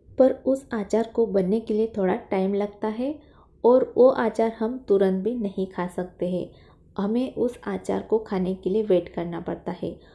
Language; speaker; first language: Hindi; non-native, local second language; Marathi